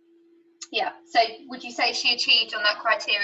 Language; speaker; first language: English; native; English